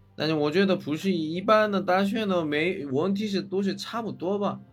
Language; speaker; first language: Chinese; non-native, learner; Korean